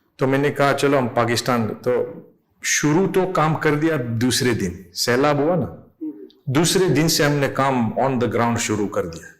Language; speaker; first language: Urdu; non-native, fluent; English